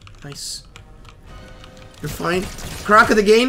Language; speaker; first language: English; non-native, fluent; Italian